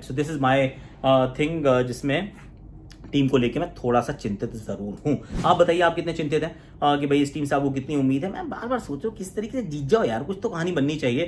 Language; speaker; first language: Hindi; native; Hindi